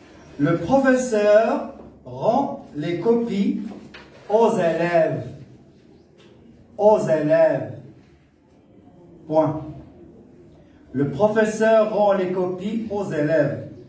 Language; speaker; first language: French; non-native, local second language; Arabic